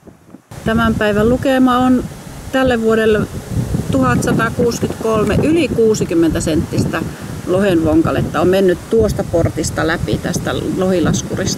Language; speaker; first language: Finnish; native; Finnish